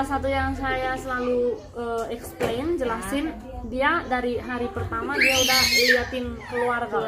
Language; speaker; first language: Indonesian; non-native, fluent; Spanish